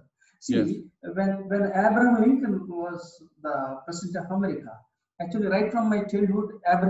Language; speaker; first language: English; non-native, local second language; Telugu